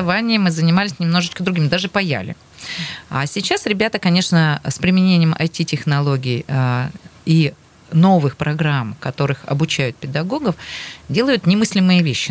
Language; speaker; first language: Russian; native; Russian